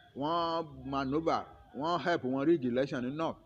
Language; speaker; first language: English; non-native, local second language; Yoruba